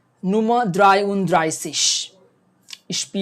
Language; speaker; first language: German; non-native, fluent; Bangla